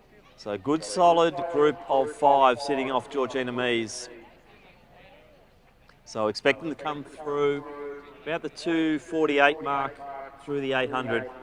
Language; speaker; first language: English; native; English